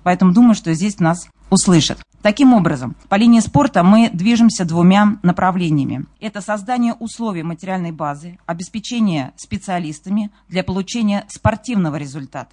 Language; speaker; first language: Russian; native; Russian